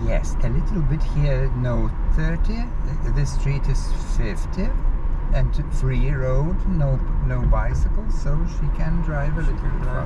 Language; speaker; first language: English; non-native, learner; Lithuanian